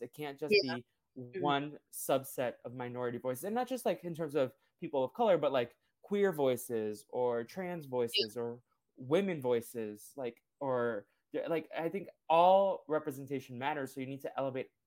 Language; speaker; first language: English; early bilingual, other home language; Portuguese